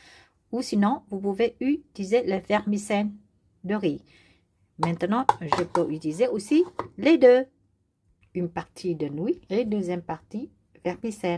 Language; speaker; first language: French; non-native, learner; Vietnamese